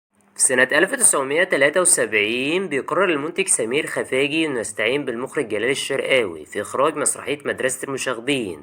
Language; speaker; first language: Arabic; native; Arabic